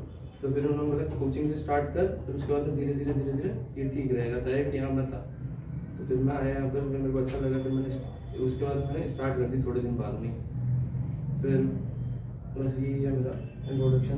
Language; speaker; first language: Hindi; native; Hindi